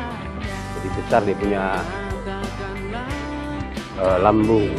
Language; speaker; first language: Indonesian; non-native, local second language; Minangkabau